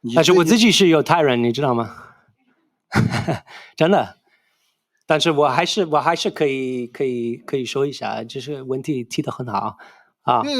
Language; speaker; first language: Chinese; non-native, fluent; English